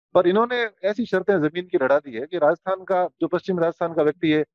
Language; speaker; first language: Hindi; native; Hindi